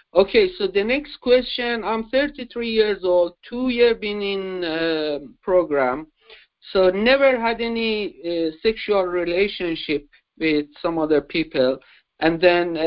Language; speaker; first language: English; non-native, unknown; Persian